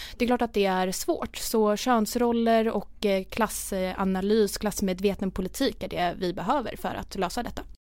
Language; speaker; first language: Swedish; non-native, fluent; Spanish